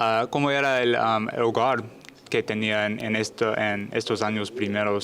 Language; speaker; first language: Spanish; non-native, learner; English